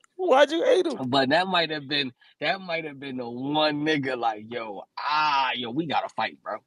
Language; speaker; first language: English; native; English